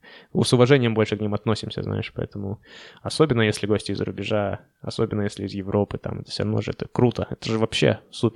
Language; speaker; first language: Russian; native; Russian